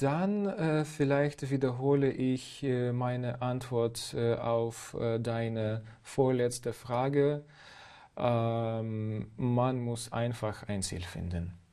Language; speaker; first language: German; non-native, fluent; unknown